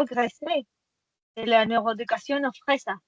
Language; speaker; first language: French; non-native, fluent; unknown